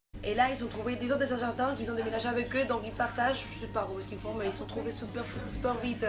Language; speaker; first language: French; non-native, fluent; Spanish